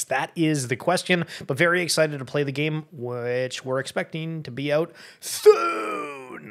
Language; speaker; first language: English; native; English